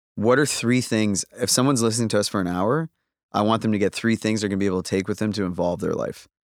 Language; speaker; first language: English; native; English